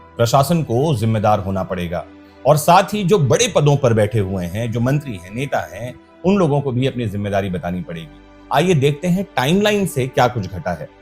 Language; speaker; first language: Hindi; native; Hindi